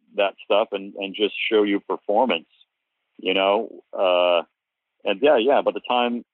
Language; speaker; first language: English; native; English